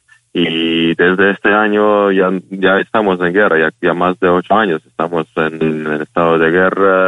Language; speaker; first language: Spanish; non-native, fluent; Ukrainian